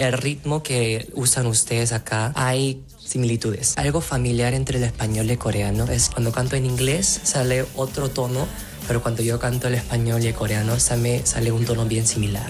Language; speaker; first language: Spanish; non-native, fluent; Korean